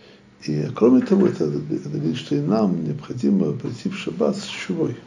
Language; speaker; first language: Russian; native; Russian